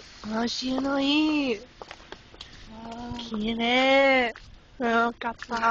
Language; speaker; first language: Japanese; non-native, learner; English